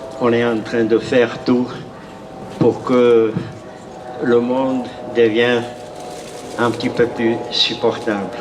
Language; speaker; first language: French; non-native, fluent; Czech